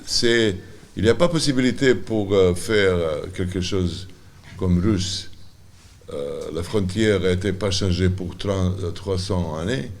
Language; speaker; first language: French; non-native, learner; Serbian